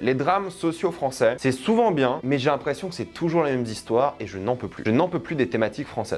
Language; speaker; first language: French; native; French